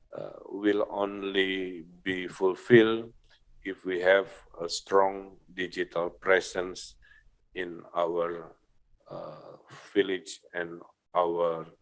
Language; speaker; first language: English; non-native, fluent; Sundanese